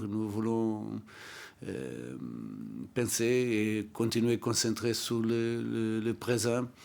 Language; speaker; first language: French; non-native, learner; Portuguese